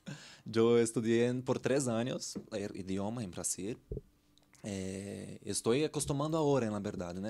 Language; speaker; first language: Spanish; non-native, learner; Portuguese